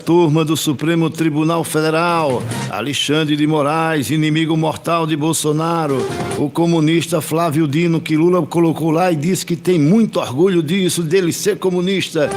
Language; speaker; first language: Portuguese; native; Portuguese